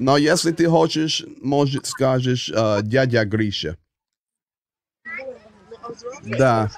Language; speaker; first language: Russian; non-native, learner; English